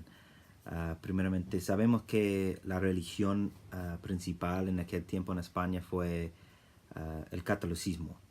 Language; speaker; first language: Spanish; non-native, fluent; English